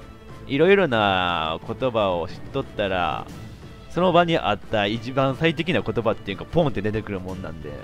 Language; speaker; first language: Japanese; native; Japanese